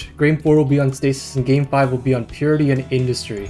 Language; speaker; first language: English; native; English